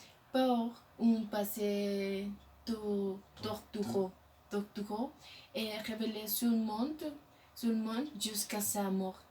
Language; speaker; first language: French; non-native, learner; Spanish